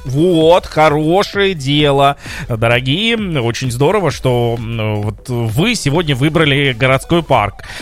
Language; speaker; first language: Russian; native; Russian